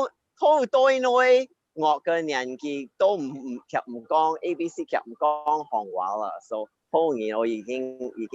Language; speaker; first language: Cantonese; early bilingual, heritage; Cantonese